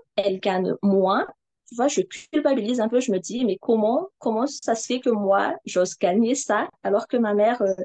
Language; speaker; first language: French; non-native, local second language; Malagasy